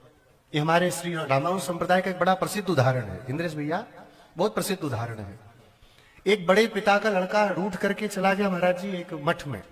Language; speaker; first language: Hindi; native; Hindi